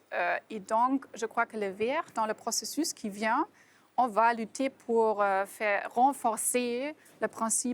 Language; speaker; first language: French; non-native, fluent; German